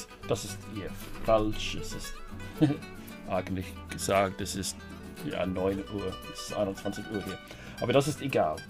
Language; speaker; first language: German; non-native, fluent; English